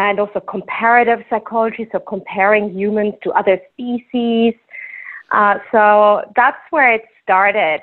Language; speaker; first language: English; non-native, fluent; Luxembourgish